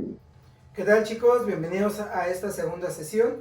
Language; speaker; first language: Spanish; native; Spanish